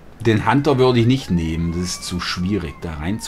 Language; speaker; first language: German; native; German